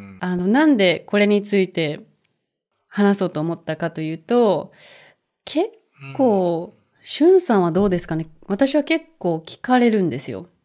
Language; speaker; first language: Japanese; native; Japanese